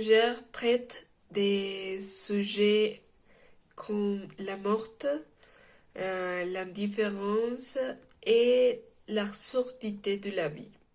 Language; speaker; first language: French; non-native, learner; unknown